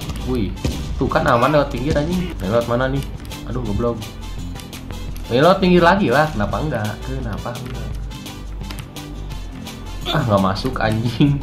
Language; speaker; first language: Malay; non-native, local second language; Sundanese